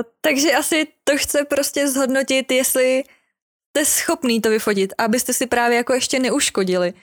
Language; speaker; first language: Czech; native; Czech